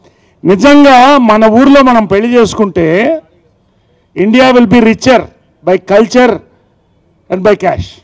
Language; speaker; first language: Telugu; native; Telugu